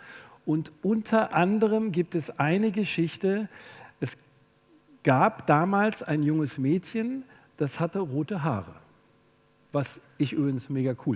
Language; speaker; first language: German; native; German